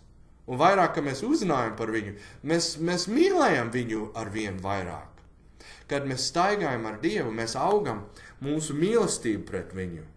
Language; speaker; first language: Latvian; non-native, learner; English